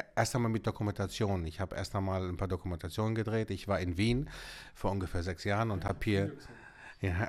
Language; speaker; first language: German; early bilingual, other home language; Greek